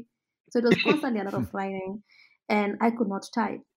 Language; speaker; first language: English; non-native, local second language; Kalenjin